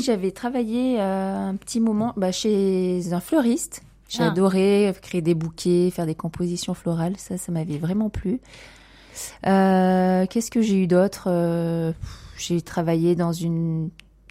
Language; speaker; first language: French; native; French